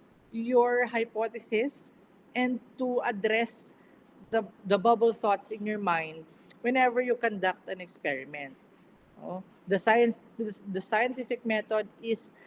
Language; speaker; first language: English; non-native, local second language; Filipino